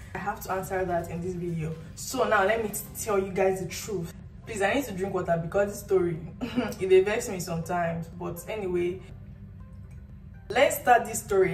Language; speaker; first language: English; non-native, local second language; Yoruba